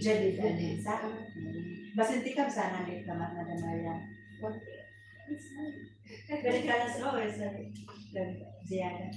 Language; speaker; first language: Arabic; non-native, learner; Indonesian